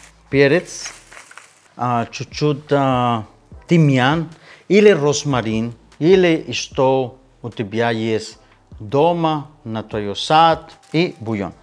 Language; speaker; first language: Russian; non-native, learner; Spanish